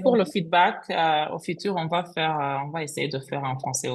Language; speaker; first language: French; non-native, fluent; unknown